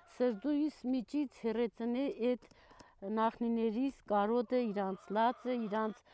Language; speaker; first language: Armenian; non-native, local second language; Kurdish